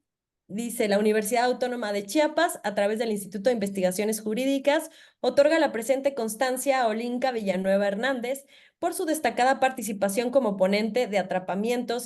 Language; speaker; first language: Spanish; native; Spanish